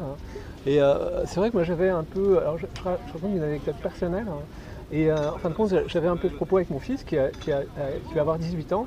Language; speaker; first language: French; native; French